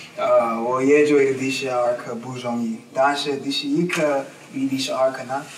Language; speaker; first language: Chinese; non-native, learner; English